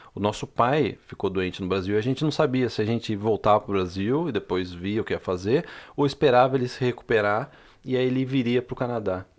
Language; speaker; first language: Portuguese; native; Portuguese